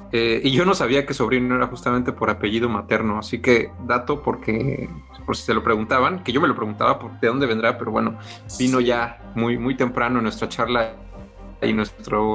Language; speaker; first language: Spanish; native; Spanish